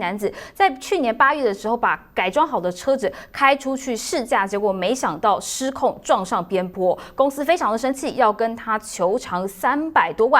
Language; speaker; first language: Chinese; native; Chinese